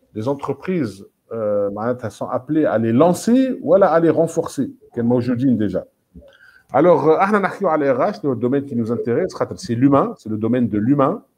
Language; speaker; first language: French; non-native, local second language; Arabic